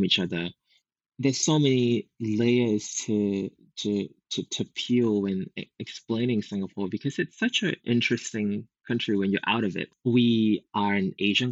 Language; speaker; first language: English; native; English